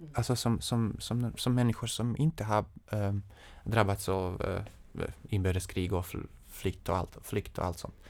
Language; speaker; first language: Swedish; non-native, fluent; Serbian